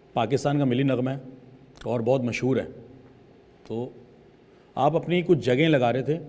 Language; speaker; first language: Urdu; native; Urdu